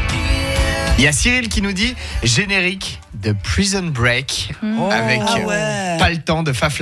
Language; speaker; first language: French; native; French